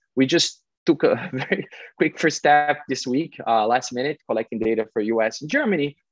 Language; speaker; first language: English; non-native, fluent; Portuguese